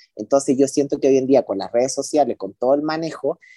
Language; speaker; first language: Spanish; native; Spanish